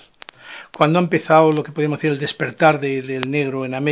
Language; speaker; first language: Spanish; native; Spanish